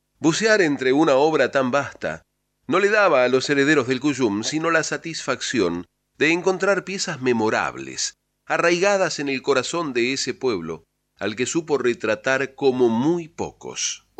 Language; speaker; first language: Spanish; native; Spanish